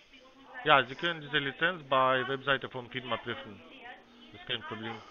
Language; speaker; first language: German; non-native, fluent; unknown